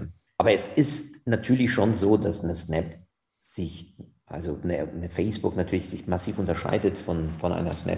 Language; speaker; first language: German; native; German